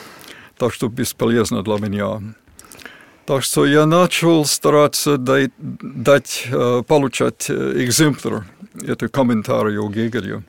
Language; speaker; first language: Russian; non-native, fluent; English